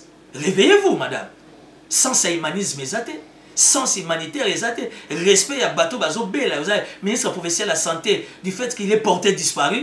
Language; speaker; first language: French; non-native, local second language; Lingala